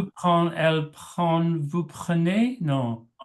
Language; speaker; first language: French; non-native, learner; English